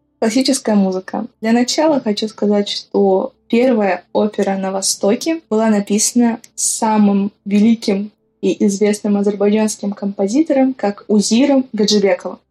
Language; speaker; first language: Russian; non-native, local second language; Azerbaijani